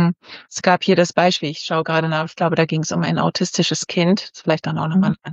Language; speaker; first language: German; native; German